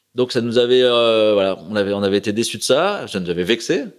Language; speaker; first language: French; native; French